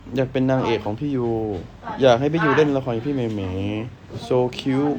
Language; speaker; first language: Thai; native; Thai